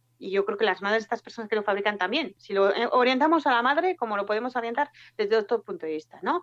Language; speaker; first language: Spanish; non-native, fluent; French